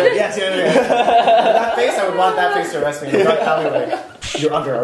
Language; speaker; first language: English; native; English